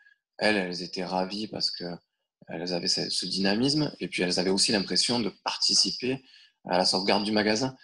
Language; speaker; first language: French; native; French